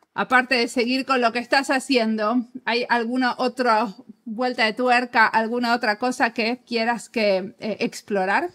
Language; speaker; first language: Spanish; native; Spanish